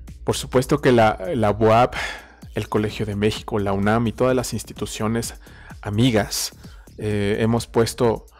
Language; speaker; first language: Spanish; native; Spanish